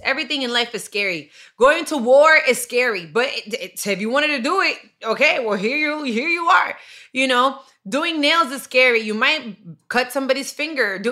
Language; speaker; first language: English; early bilingual, other home language; Spanish